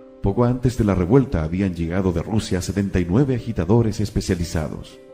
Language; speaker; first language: Spanish; native; Spanish